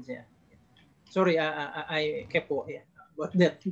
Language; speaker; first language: English; non-native, learner; Indonesian